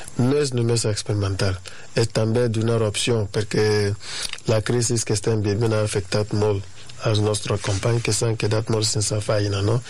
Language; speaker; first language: Catalan; non-native, fluent; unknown